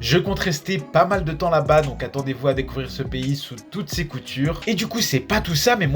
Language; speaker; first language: French; native; French